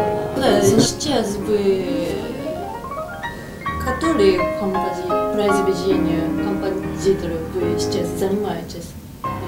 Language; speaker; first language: Russian; non-native, learner; Japanese